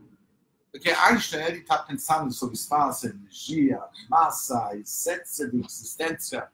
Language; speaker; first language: Portuguese; non-native, fluent; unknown